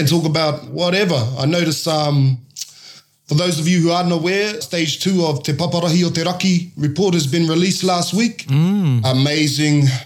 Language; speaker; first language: English; native; English